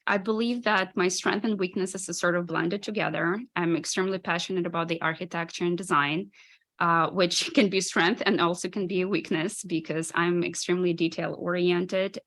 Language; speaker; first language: English; non-native, fluent; Ukrainian